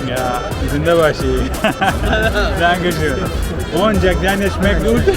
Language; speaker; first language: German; non-native, learner; Urdu